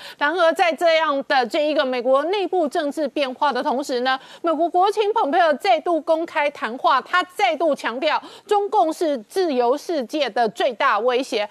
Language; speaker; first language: Chinese; native; Chinese